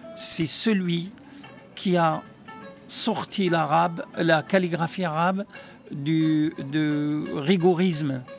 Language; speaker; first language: French; non-native, local second language; Arabic